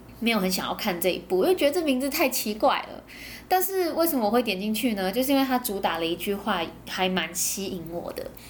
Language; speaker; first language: Chinese; native; Chinese